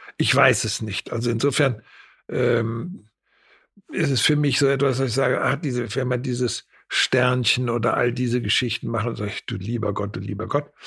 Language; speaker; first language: German; native; German